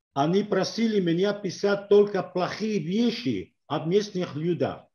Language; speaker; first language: Russian; non-native, learner; French